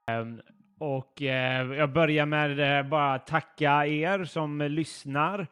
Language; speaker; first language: Swedish; non-native, fluent; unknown